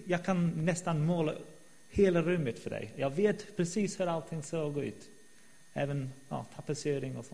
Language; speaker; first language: Swedish; non-native, fluent; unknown